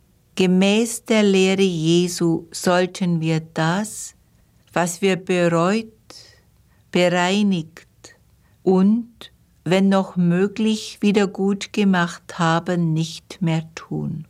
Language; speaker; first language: German; native; German